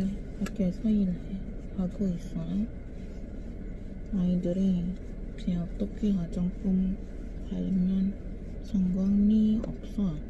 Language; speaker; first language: Korean; non-native, learner; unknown